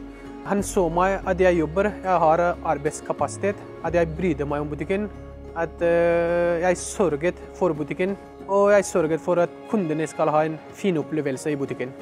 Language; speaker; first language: Norwegian; non-native, fluent; Persian